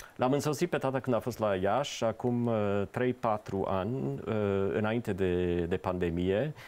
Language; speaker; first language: Romanian; early bilingual, heritage; Romanian